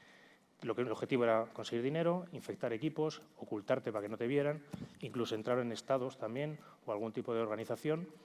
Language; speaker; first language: Spanish; native; Spanish